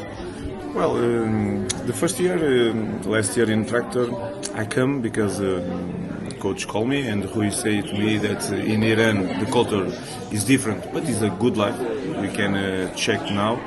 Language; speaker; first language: English; non-native, learner; Portuguese